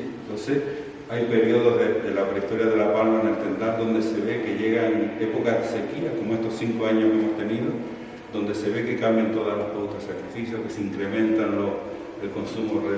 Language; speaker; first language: Spanish; native; Spanish